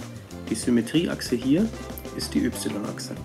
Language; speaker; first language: German; native; German